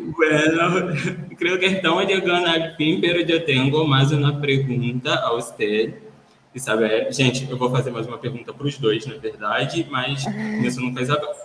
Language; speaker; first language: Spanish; non-native, learner; Portuguese